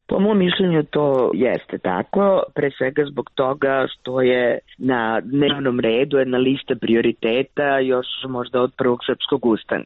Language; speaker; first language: Croatian; native; Croatian